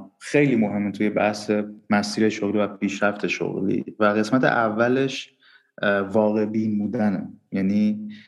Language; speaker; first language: Persian; non-native, local second language; Armenian